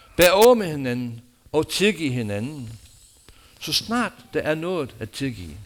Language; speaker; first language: Danish; non-native, fluent; English